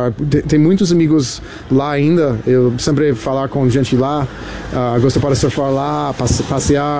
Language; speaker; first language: Portuguese; non-native, learner; English